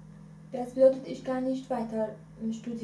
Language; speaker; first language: German; non-native, learner; Arabic